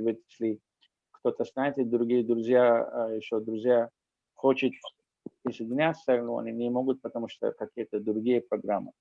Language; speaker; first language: Russian; non-native, fluent; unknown